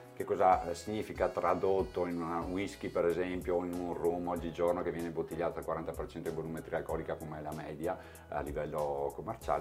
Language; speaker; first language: Italian; native; Italian